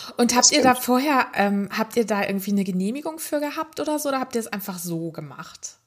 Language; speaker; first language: German; native; German